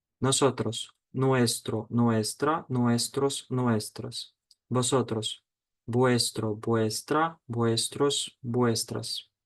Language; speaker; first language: Spanish; non-native, fluent; Ukrainian